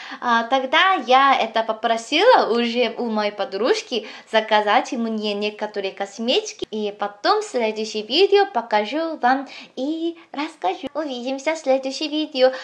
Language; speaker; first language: Russian; non-native, fluent; Korean